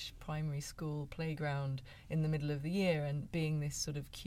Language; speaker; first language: English; native; English